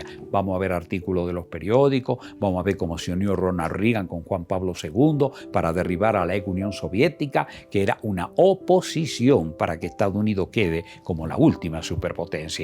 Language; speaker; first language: Spanish; native; Spanish